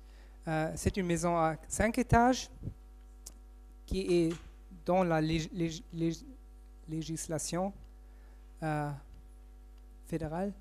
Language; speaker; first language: French; non-native, fluent; German